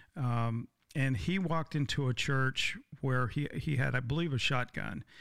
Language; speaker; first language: English; native; English